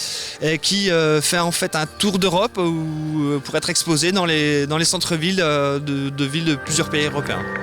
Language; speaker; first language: French; native; French